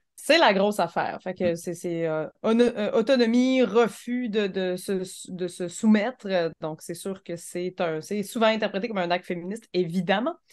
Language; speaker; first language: French; native; French